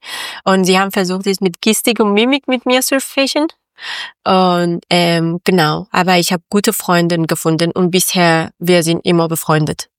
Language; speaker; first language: German; non-native, learner; Persian